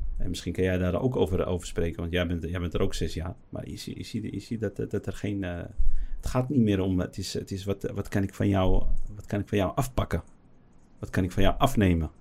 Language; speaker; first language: Dutch; early bilingual, other home language; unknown